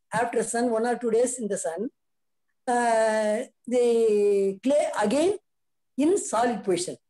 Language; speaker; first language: English; non-native, learner; Tamil